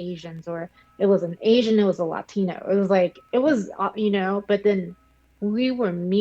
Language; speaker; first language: English; early bilingual, other home language; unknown